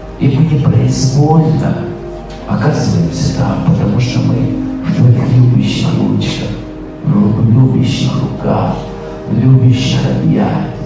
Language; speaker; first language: Russian; native; Russian